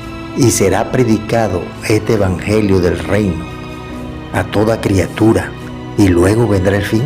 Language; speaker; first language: Spanish; native; Spanish